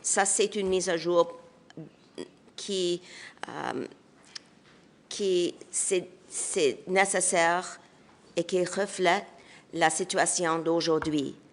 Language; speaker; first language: French; non-native, local second language; English